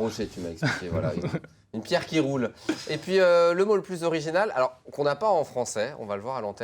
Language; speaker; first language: French; native; French